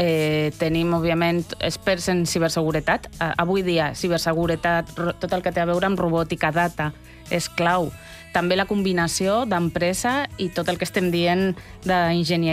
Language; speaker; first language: Catalan; non-native, local second language; Spanish